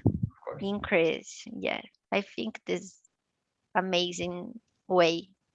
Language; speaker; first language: English; non-native, learner; Portuguese